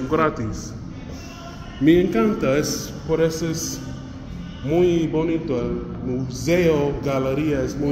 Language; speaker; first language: Spanish; non-native, learner; English